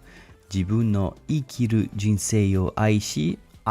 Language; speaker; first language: Japanese; non-native, learner; English